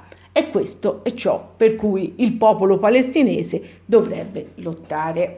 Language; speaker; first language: Italian; native; Italian